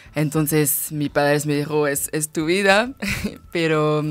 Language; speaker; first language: Spanish; non-native, fluent; French